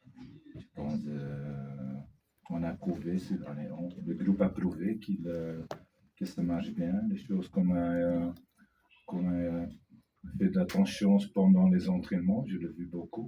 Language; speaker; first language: French; non-native, fluent; Dutch